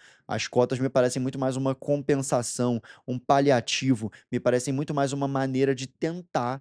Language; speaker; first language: Portuguese; native; Portuguese